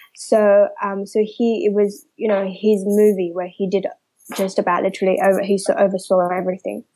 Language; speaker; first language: English; early bilingual, other home language; Chinese